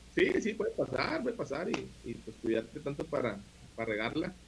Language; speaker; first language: Spanish; native; Spanish